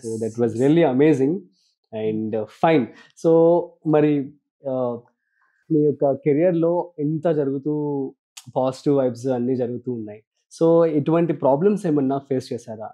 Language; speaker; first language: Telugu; native; Telugu